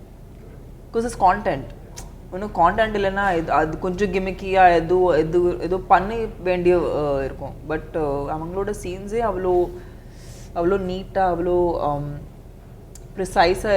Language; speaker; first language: Tamil; non-native, fluent; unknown